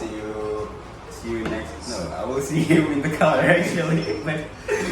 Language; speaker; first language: English; non-native, local second language; Indonesian